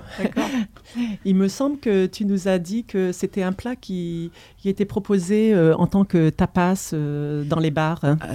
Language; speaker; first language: French; native; French